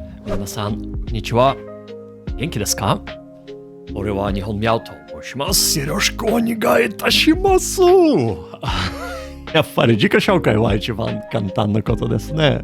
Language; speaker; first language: Japanese; non-native, learner; English